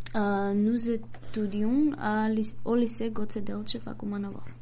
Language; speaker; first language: French; non-native, learner; Macedonian